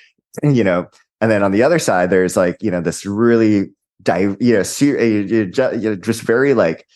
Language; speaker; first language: English; native; English